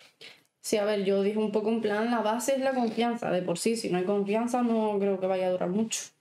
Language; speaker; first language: Spanish; native; Spanish